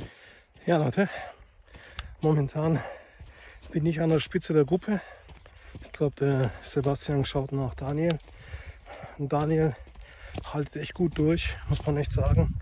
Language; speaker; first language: German; native; German